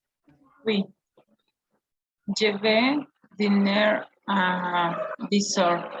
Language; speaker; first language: French; non-native, learner; Spanish